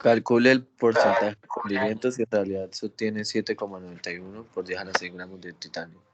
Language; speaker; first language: Spanish; native; Spanish